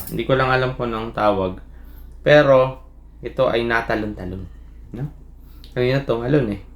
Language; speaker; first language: Filipino; native; Filipino